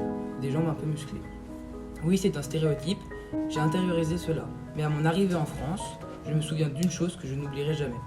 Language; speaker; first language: French; early bilingual, other home language; Portuguese